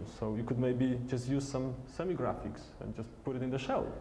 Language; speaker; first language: English; non-native, fluent; Polish